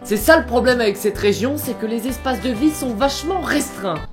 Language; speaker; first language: French; native; French